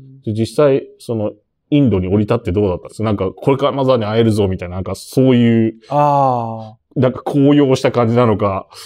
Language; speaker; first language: Japanese; native; Japanese